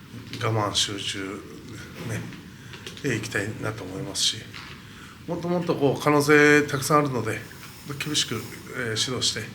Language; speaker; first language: Japanese; native; Japanese